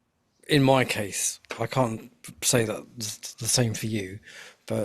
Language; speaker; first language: English; native; English